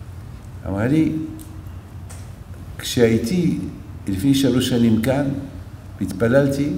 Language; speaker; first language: Hebrew; non-native, fluent; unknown